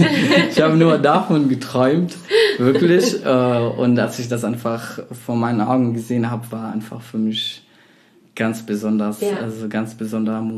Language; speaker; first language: German; non-native, fluent; Arabic